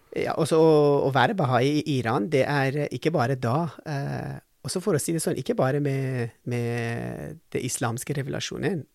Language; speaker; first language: Norwegian; non-native, fluent; Persian